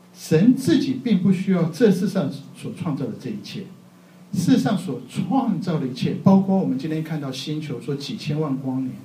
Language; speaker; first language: Chinese; native; Chinese